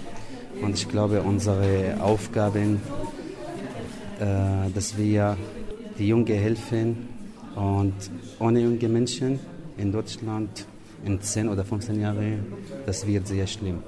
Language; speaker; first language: German; non-native, learner; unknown